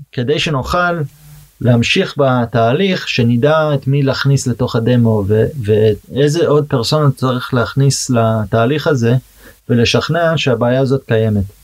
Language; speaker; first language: Hebrew; early bilingual, heritage; Hebrew